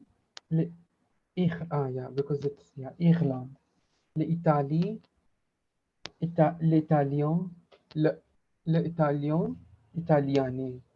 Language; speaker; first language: French; non-native, learner; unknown